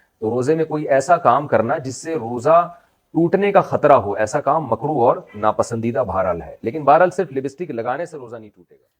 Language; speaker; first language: Urdu; native; Urdu